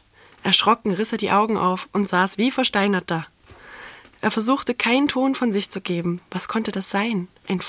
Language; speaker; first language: German; native; German